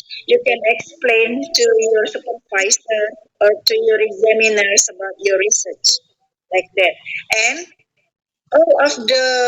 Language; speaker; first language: English; non-native, fluent; Indonesian